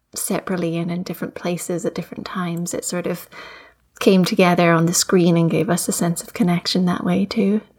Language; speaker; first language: English; native; English